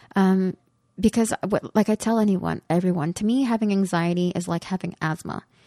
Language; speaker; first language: English; early bilingual, other home language; Spanish